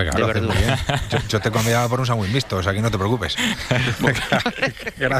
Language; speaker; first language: Spanish; native; Spanish